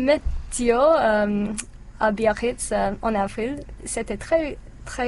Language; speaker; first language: French; non-native, learner; English